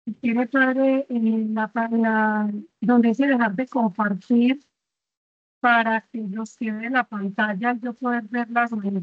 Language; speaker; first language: Spanish; native; Spanish